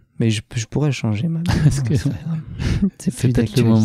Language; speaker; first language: French; native; French